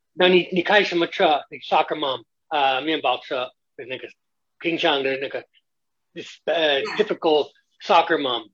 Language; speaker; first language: Chinese; non-native, fluent; English